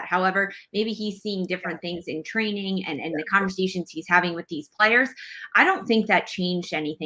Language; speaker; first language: English; native; English